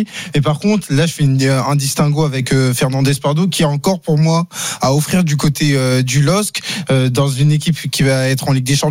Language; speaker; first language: French; native; French